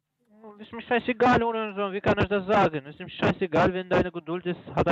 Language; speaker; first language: German; non-native, learner; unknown